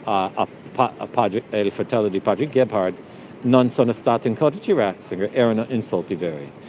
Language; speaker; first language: Italian; non-native, learner; English